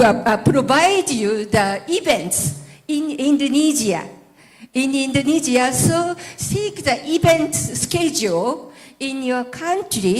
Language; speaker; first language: English; non-native, learner; Japanese